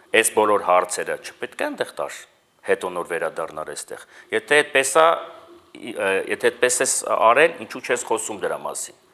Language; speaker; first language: Armenian; native; Armenian